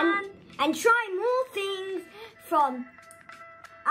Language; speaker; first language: English; native; English